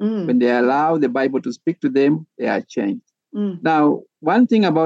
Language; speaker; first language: English; non-native, local second language; Kalenjin